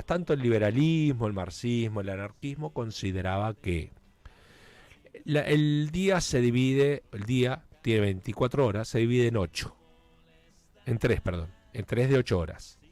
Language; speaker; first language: Spanish; native; Spanish